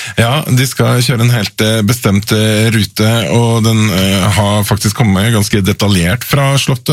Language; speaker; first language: Norwegian; native; Norwegian